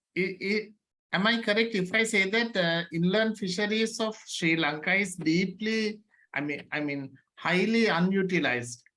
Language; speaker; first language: English; non-native, local second language; Sinhala